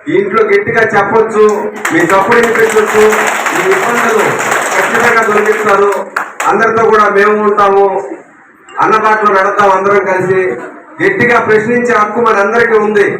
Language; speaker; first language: Telugu; native; Telugu